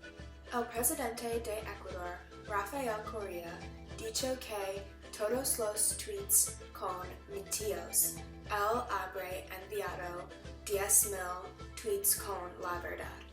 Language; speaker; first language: Spanish; non-native, learner; English